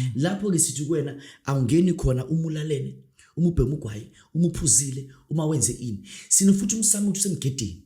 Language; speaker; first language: Zulu; non-native, local second language; Northern Sotho